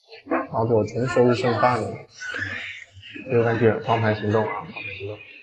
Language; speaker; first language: Chinese; native; Chinese